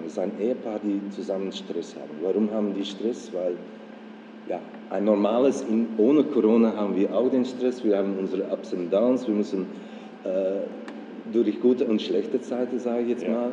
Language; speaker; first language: German; non-native, fluent; Dutch